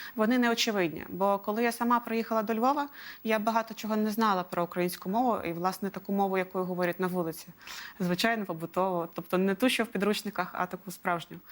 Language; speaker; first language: Ukrainian; non-native, local second language; Russian